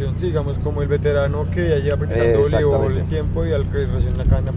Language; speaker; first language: Spanish; native; Spanish